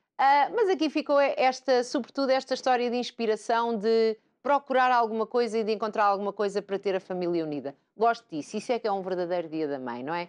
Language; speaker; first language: Portuguese; native; Portuguese